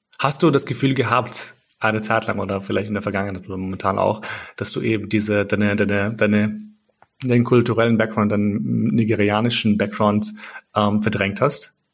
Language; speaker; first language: German; early bilingual, other home language; Albanian